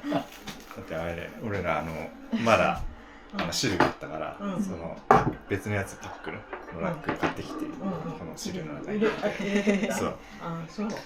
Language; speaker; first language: Japanese; native; Japanese